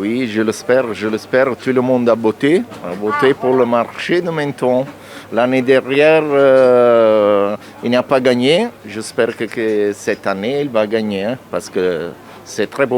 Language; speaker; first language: French; non-native, learner; Italian